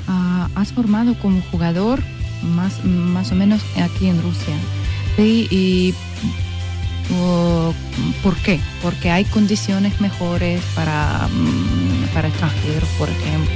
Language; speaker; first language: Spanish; non-native, learner; Russian